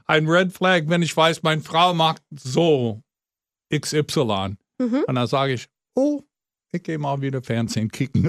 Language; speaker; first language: German; non-native, fluent; English